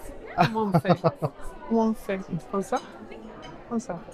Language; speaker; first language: French; non-native, fluent; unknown